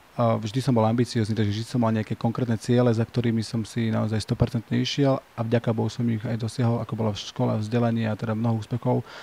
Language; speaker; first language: Slovak; native; Slovak